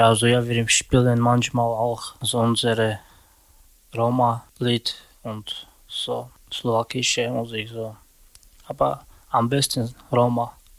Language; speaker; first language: German; non-native, learner; Romany